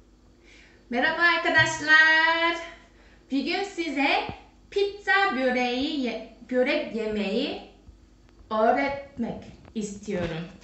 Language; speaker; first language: Turkish; non-native, fluent; Korean